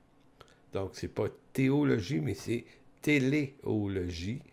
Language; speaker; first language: French; native; French